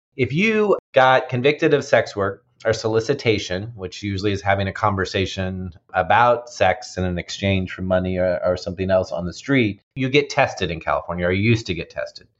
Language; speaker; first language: English; native; English